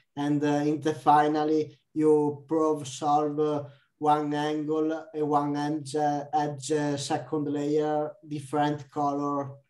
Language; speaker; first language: English; non-native, learner; Italian